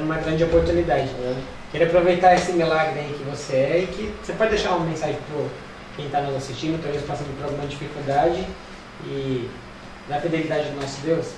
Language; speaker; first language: Portuguese; native; Portuguese